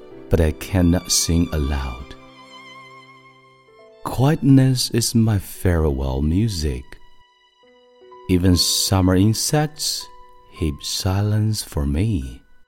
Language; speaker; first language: English; non-native, fluent; Chinese